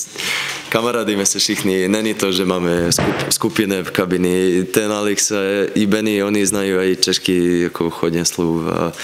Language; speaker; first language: Czech; non-native, fluent; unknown